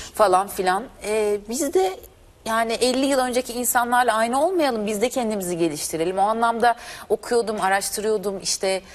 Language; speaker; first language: Turkish; native; Turkish